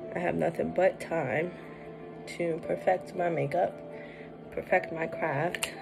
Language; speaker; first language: English; native; English